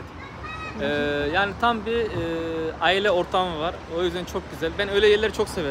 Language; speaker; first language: Turkish; native; Turkish